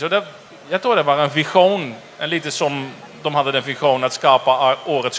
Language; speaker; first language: Swedish; non-native, fluent; Dutch